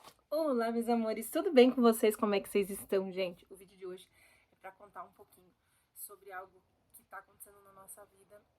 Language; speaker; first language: Portuguese; native; Portuguese